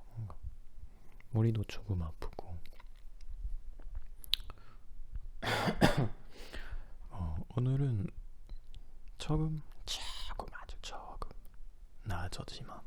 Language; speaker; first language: Korean; non-native, learner; French